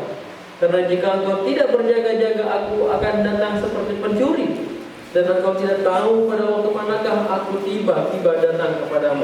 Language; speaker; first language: Indonesian; native; Indonesian